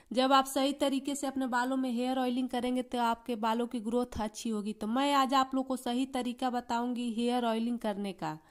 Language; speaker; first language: Hindi; native; Hindi